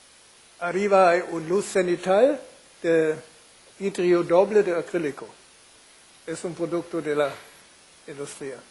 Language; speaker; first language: Spanish; non-native, fluent; German